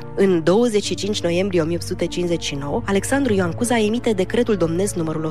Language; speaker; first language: Romanian; native; Romanian